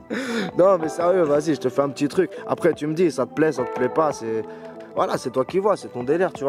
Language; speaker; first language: French; native; French